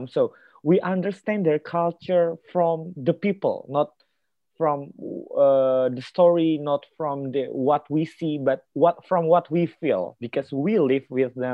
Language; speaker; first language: English; non-native, fluent; Indonesian